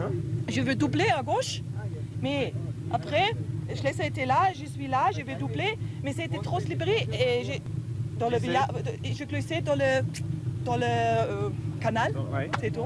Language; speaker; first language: French; non-native, learner; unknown